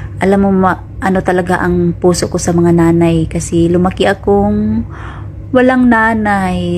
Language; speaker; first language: Filipino; non-native, local second language; Cebuano